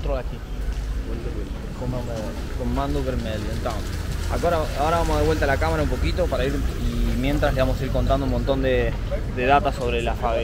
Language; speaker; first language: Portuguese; non-native, learner; Spanish